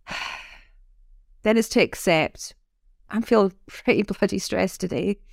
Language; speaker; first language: English; native; English